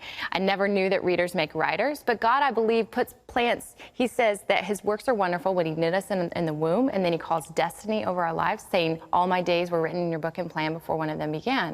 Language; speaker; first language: English; native; English